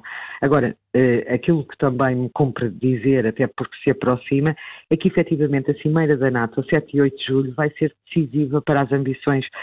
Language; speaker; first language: Portuguese; native; Portuguese